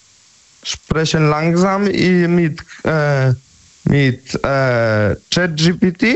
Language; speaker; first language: German; non-native, learner; Polish